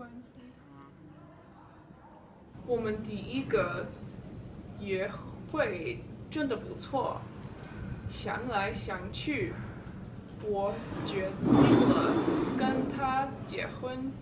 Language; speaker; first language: Chinese; non-native, learner; English